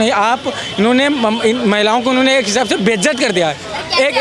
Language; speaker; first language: Hindi; native; Hindi